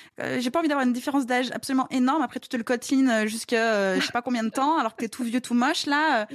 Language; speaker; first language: French; native; French